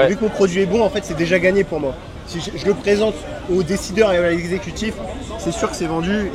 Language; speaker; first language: French; native; French